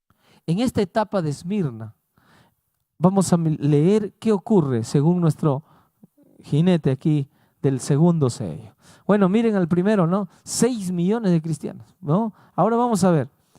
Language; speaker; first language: Spanish; native; Spanish